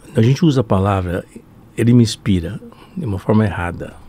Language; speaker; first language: Portuguese; early bilingual, other home language; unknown